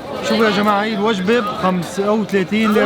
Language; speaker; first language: Arabic; native; Arabic